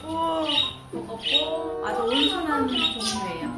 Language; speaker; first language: Korean; native; Korean